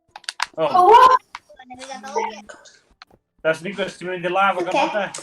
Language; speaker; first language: Welsh; native; Welsh